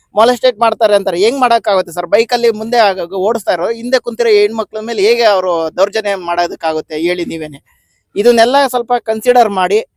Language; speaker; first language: Kannada; native; Kannada